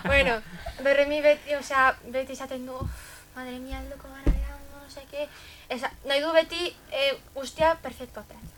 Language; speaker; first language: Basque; non-native, local second language; Spanish